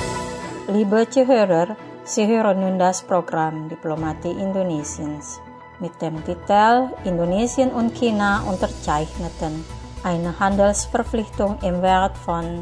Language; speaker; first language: German; non-native, fluent; Indonesian